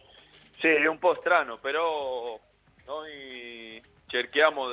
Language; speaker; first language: Italian; non-native, learner; Spanish